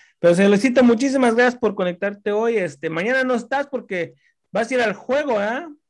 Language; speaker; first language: Spanish; native; Spanish